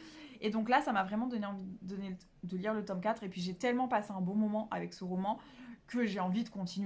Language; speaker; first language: French; native; French